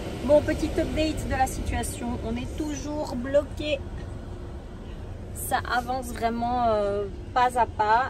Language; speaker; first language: French; native; French